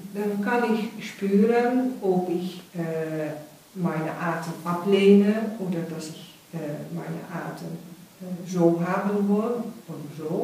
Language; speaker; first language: German; non-native, fluent; Spanish